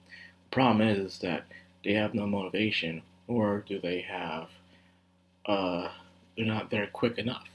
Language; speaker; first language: English; native; English